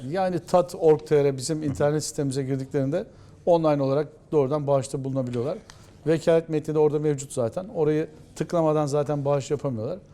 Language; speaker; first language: Turkish; native; Turkish